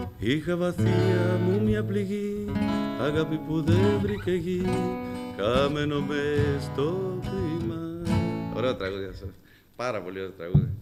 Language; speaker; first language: Greek; non-native, fluent; Spanish